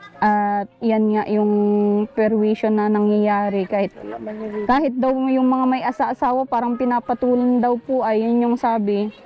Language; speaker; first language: Filipino; native; Filipino